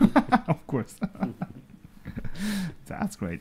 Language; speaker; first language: English; non-native, learner; Japanese